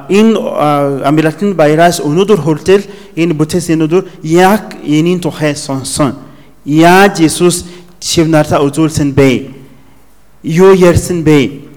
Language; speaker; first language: Mongolian; non-native, fluent; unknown